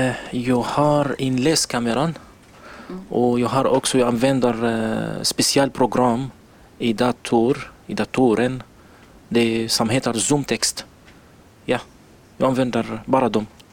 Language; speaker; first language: Swedish; non-native, learner; Arabic